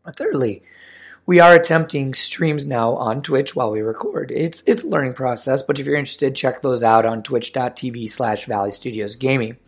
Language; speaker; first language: English; native; English